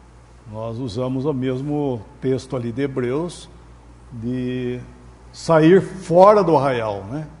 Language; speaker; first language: Portuguese; native; Portuguese